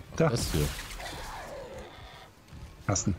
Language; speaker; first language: German; native; German